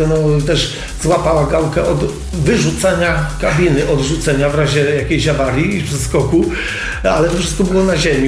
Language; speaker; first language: Polish; native; Polish